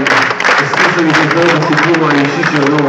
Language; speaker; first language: Hebrew; native; Hebrew